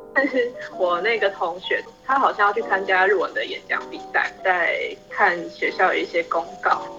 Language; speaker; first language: Chinese; native; Chinese